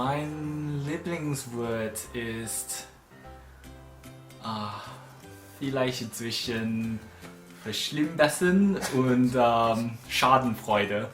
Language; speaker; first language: German; non-native, learner; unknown